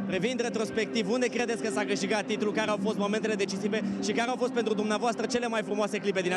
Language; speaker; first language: Romanian; native; Romanian